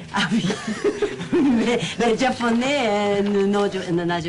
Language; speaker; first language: French; non-native, learner; Japanese